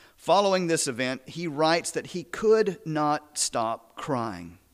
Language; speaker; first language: English; native; English